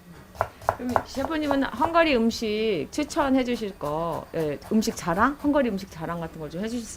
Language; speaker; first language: Korean; native; Korean